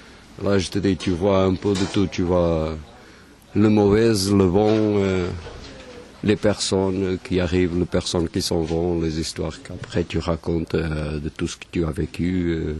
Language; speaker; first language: French; non-native, fluent; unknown